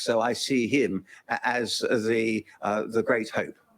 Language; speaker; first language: English; native; English